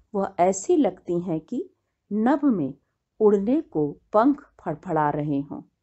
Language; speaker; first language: Hindi; native; Hindi